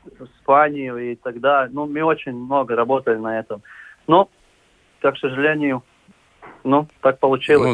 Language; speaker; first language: Russian; non-native, local second language; Latvian